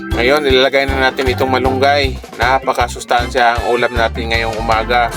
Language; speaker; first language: Filipino; non-native, local second language; Cebuano